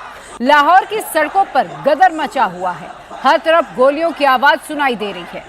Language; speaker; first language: Hindi; native; Hindi